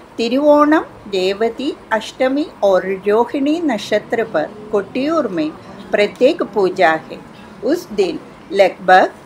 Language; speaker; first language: Hindi; non-native, local second language; Malayalam